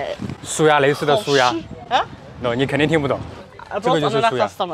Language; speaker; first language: Chinese; native; Chinese